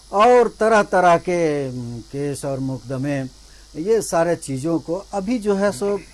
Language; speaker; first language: Hindi; native; Hindi